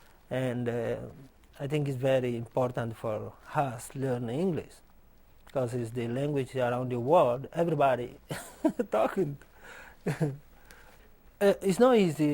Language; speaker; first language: English; non-native, learner; Portuguese